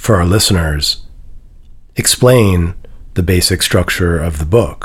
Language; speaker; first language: English; native; English